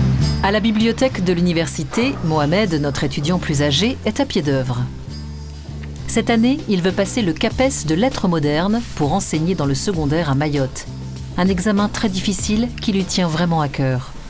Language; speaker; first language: French; native; French